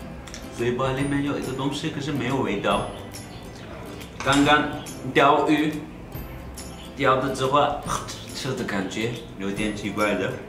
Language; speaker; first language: Chinese; non-native, fluent; Turkish